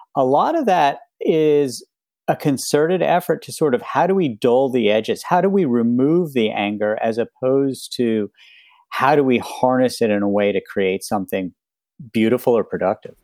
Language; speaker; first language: English; native; English